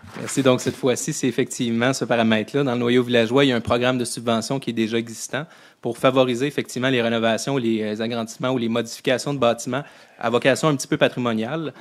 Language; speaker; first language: French; native; French